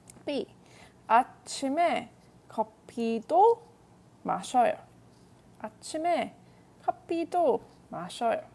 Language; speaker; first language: Korean; non-native, fluent; English